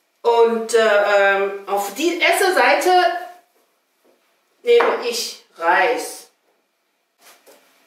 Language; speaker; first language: German; non-native, fluent; Chinese